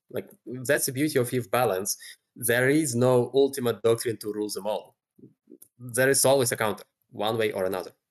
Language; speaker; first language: English; non-native, fluent; Russian